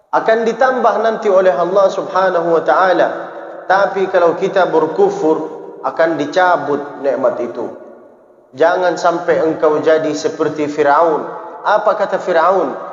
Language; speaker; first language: Malay; early bilingual, heritage; Malay